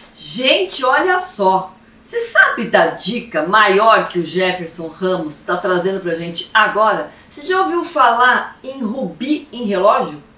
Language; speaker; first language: Portuguese; native; Portuguese